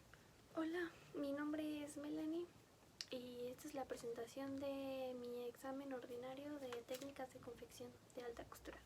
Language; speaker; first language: Spanish; native; Spanish